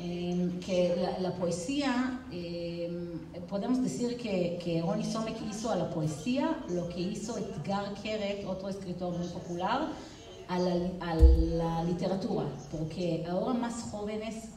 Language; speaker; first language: Spanish; non-native, fluent; Hebrew